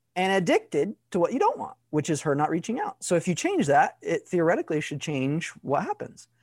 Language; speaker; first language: English; native; English